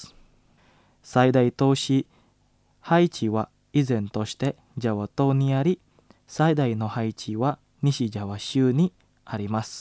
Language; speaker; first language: Japanese; non-native, fluent; Indonesian